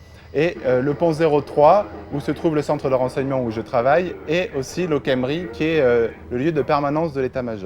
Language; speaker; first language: French; native; French